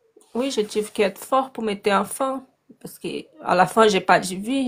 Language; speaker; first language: French; non-native, learner; Portuguese